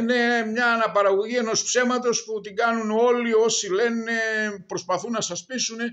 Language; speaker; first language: Greek; native; Greek